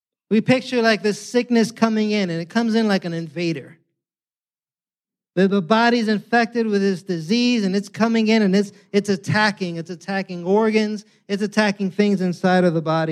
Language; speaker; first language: English; early bilingual, other home language; Spanish